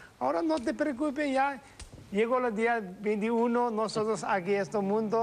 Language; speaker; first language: Spanish; non-native, learner; Tibetan